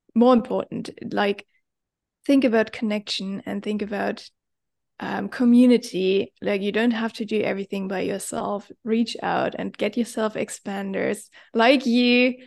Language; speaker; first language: English; non-native, fluent; German